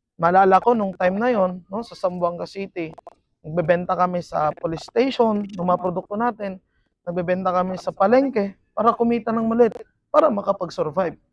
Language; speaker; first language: Filipino; non-native, local second language; Iloko